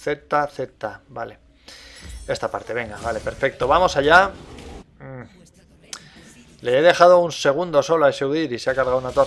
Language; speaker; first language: Spanish; native; Spanish